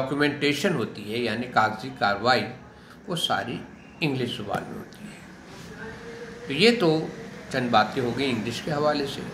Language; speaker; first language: Hindi; native; Hindi